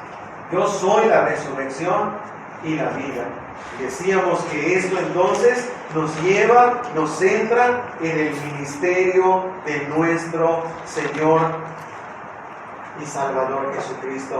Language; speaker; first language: Spanish; native; Spanish